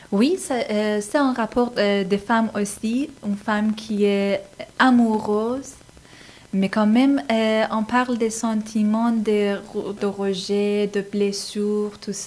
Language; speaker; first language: French; non-native, fluent; Persian